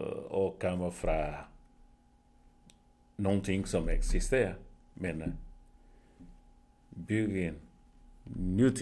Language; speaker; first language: Danish; non-native, fluent; Portuguese